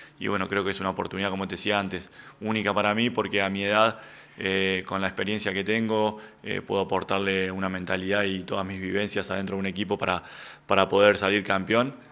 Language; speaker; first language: Spanish; native; Spanish